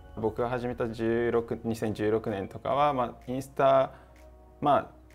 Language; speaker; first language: Japanese; early bilingual, heritage; English